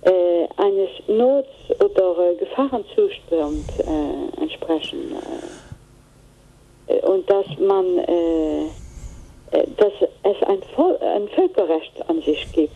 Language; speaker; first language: German; non-native, fluent; Greek